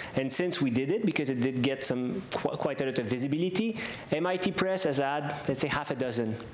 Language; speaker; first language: English; non-native, fluent; French